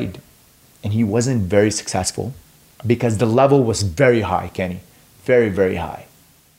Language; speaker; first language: English; non-native, fluent; Arabic